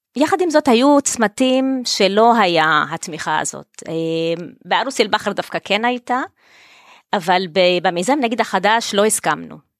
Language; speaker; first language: Hebrew; non-native, local second language; Arabic